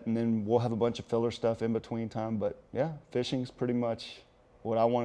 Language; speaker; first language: English; native; English